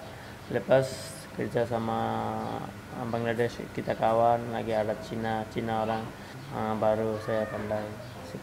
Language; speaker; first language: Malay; non-native, learner; Bangla